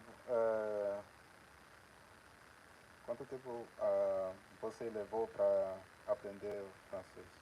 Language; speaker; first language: Portuguese; non-native, fluent; English